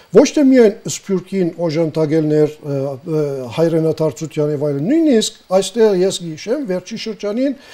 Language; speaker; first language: Armenian; early bilingual, heritage; Armenian